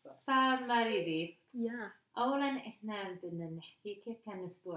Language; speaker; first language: Arabic; non-native, learner; English